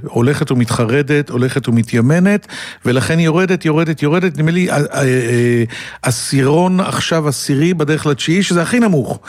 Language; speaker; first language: Hebrew; native; Hebrew